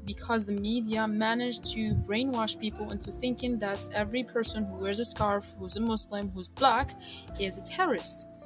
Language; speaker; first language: English; non-native, fluent; Arabic